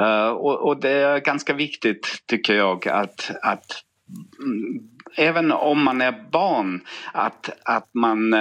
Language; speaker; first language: Swedish; non-native, fluent; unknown